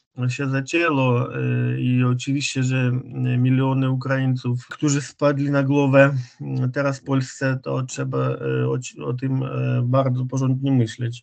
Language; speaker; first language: Polish; non-native, fluent; Ukrainian